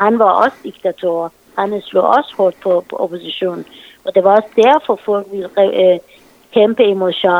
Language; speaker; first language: Danish; non-native, fluent; Persian